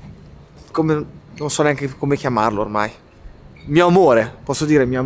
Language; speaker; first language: Italian; native; Italian